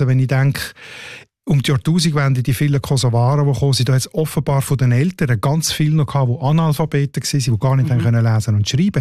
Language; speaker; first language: German; native; German